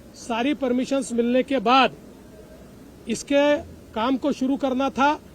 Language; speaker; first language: Hindi; non-native, local second language; Marathi